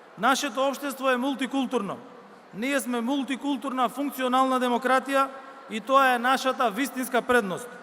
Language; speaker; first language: Macedonian; native; Macedonian